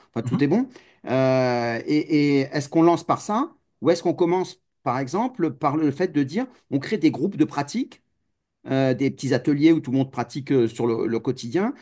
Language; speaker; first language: French; native; French